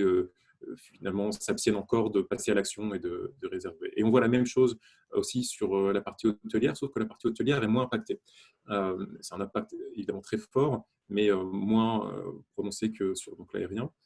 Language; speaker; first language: French; native; French